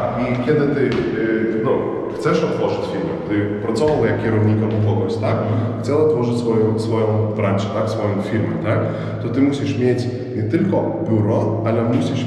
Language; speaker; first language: Polish; non-native, learner; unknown